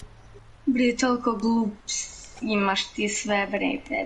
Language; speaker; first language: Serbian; early bilingual, heritage; Serbian